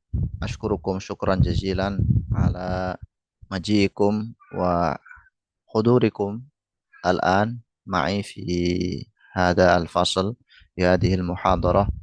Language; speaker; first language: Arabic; non-native, fluent; Indonesian